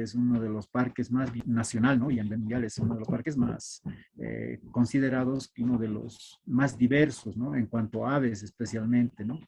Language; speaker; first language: Spanish; native; Spanish